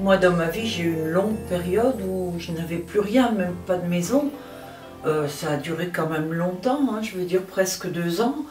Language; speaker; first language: French; native; French